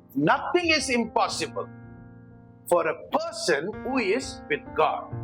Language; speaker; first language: English; non-native, local second language; Tamil